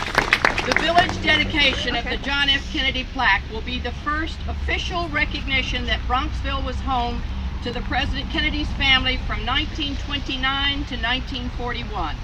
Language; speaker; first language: English; native; English